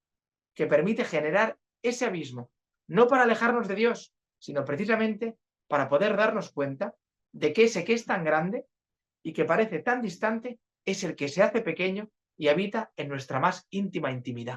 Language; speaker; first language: Spanish; native; Spanish